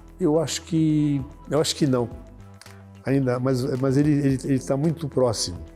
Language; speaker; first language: Portuguese; early bilingual, other home language; Arabic